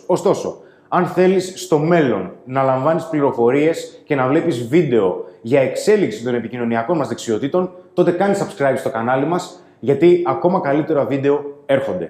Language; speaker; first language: Greek; native; Greek